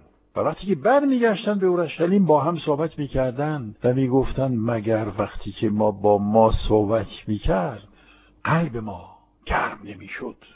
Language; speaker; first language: Persian; non-native, fluent; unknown